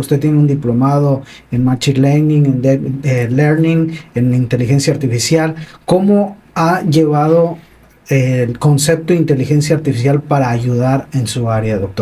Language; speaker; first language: Spanish; native; Spanish